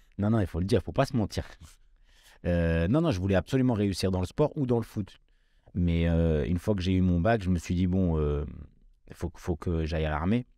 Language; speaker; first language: French; early bilingual, other home language; Kabyle